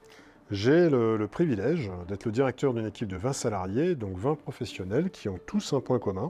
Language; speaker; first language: French; native; French